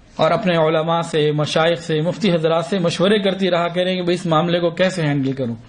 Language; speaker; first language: Urdu; non-native, local second language; Punjabi